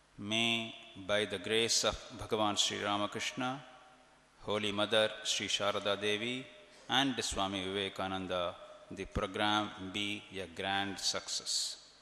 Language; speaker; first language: English; non-native, local second language; Tamil